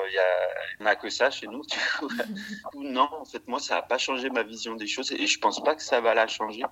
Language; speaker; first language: French; native; French